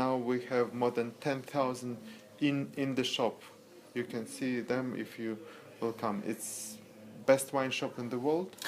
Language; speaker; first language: English; non-native, learner; Russian